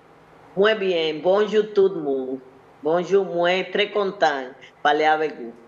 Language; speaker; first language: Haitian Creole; non-native, learner; Spanish